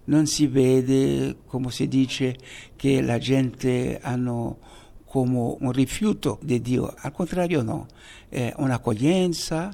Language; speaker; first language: Italian; non-native, fluent; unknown